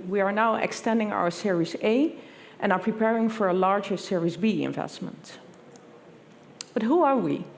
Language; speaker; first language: English; non-native, fluent; Dutch